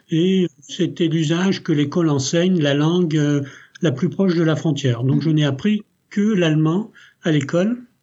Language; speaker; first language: French; early bilingual, other home language; Italian